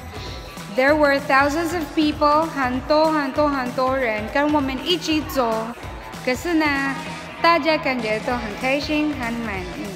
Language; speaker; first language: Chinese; non-native, learner; Filipino